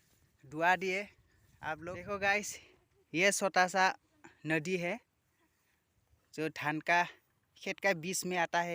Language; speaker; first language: Hindi; non-native, local second language; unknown